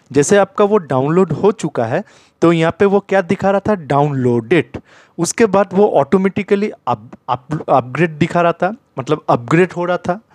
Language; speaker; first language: Hindi; non-native, local second language; Bangla